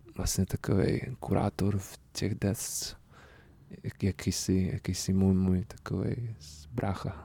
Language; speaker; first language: Czech; non-native, fluent; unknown